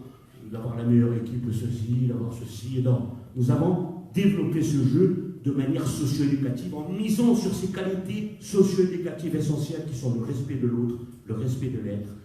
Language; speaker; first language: French; native; French